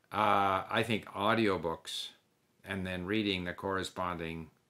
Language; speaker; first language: English; early bilingual, other home language; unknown